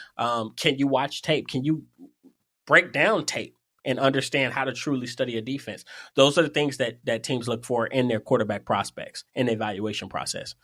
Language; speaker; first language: English; native; English